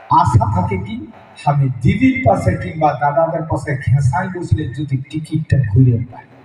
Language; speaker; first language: Bangla; non-native, local second language; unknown